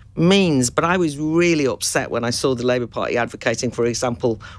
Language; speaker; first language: English; native; English